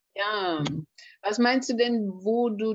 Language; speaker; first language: German; native; German